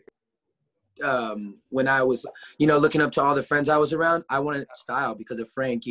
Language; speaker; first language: English; native; English